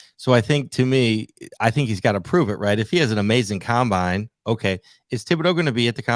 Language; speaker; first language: English; native; English